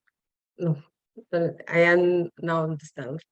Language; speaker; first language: English; non-native, learner; Spanish